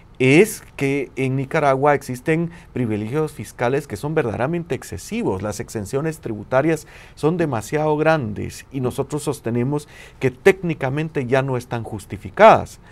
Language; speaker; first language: Spanish; native; Spanish